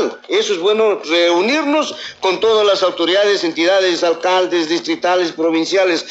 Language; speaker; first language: Spanish; native; Spanish